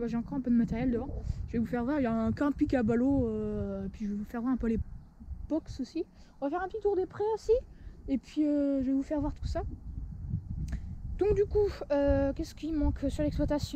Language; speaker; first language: French; native; French